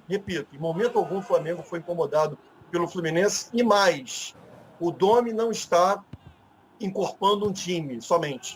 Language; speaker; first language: Portuguese; native; Portuguese